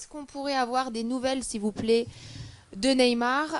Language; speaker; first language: French; native; French